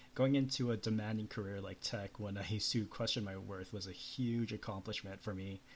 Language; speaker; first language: English; native; English